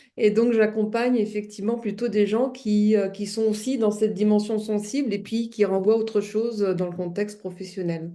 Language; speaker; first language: French; native; French